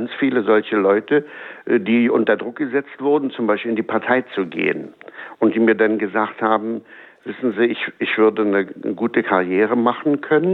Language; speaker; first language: German; native; German